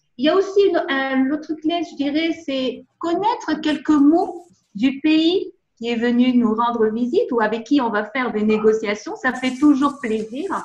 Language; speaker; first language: French; non-native, local second language; Arabic